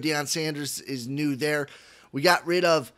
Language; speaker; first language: English; native; English